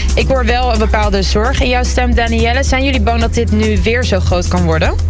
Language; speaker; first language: Dutch; early bilingual, other home language; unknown